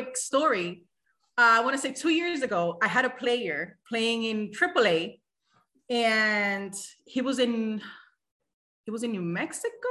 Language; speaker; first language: English; non-native, fluent; Spanish